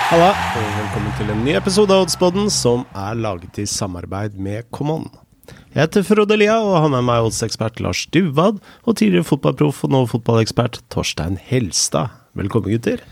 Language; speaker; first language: Norwegian; native; Norwegian